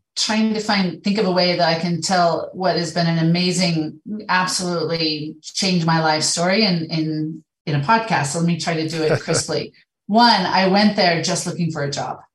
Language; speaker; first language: English; native; English